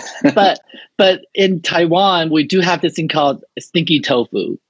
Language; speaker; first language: English; non-native, fluent; Chinese